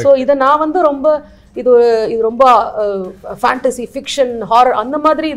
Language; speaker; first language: Tamil; native; Tamil